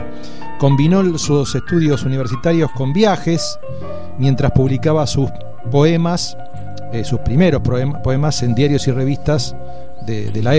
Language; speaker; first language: Spanish; native; Spanish